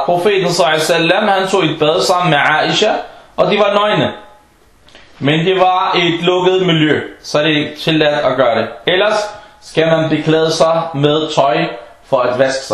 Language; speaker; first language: Danish; non-native, fluent; Arabic